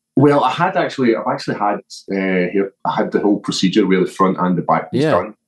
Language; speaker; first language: English; native; English